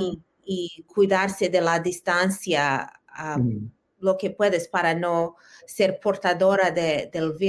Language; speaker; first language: Spanish; early bilingual, heritage; Spanish